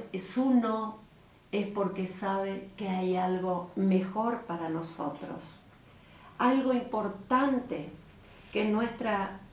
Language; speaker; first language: Spanish; native; Spanish